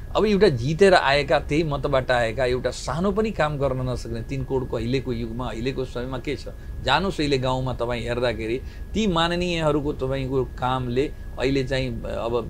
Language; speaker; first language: Nepali; non-native, local second language; Bhojpuri